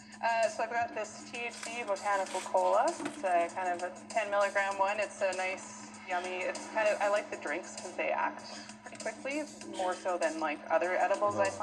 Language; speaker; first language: English; native; English